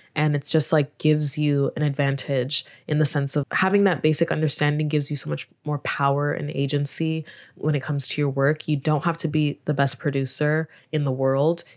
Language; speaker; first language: English; native; English